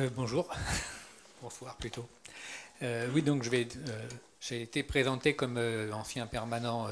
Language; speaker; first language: French; native; French